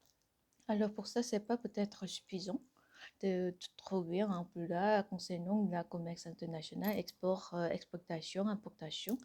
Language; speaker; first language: French; non-native, fluent; Korean